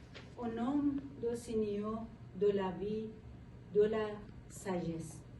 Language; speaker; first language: French; non-native, learner; Persian